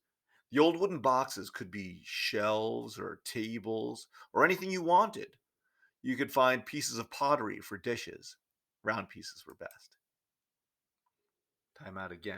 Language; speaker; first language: English; native; English